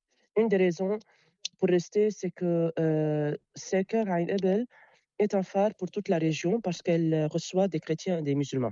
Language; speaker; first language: French; non-native, local second language; Arabic